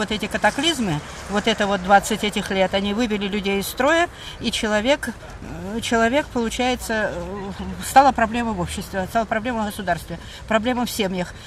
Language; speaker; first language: Russian; native; Russian